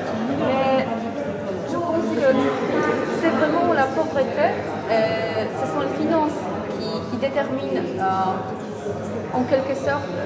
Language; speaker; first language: French; non-native, fluent; Polish